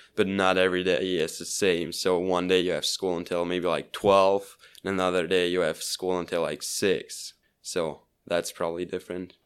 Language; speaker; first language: English; non-native, fluent; Swiss German